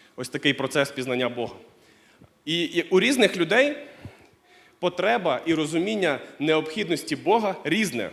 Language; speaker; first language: Ukrainian; non-native, local second language; Russian